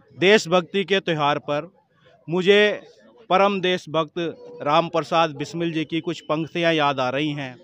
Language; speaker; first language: Hindi; native; Hindi